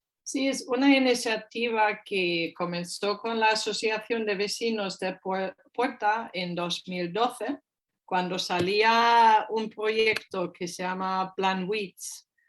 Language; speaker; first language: Spanish; non-native, fluent; German